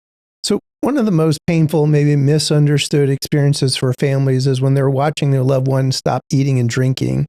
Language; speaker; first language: English; native; English